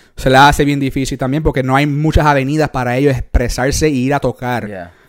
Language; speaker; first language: Spanish; early bilingual, heritage; Spanish